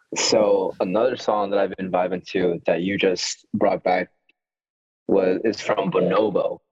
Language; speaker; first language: English; native; English